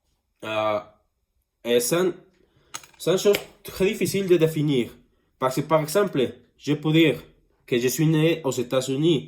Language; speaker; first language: French; non-native, learner; Spanish